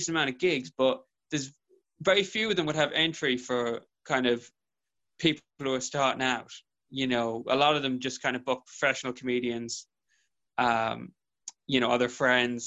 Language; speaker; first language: English; native; English